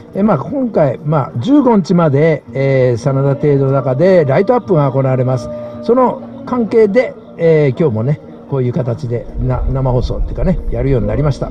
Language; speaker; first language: Japanese; native; Japanese